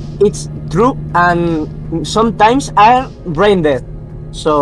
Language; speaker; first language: English; non-native, learner; Spanish